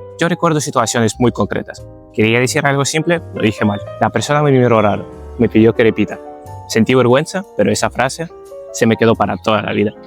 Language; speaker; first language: Spanish; non-native, fluent; Ukrainian